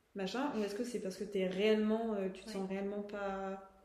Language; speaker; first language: French; native; French